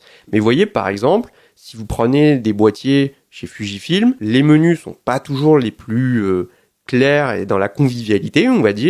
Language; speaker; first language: French; native; French